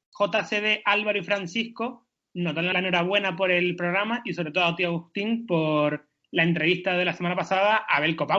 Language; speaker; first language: Spanish; native; Spanish